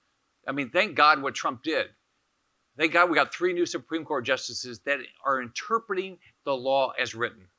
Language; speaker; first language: English; native; English